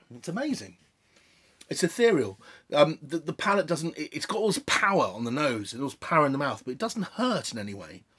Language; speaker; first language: English; native; English